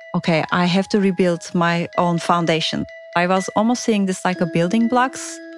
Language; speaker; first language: English; non-native, fluent; Turkish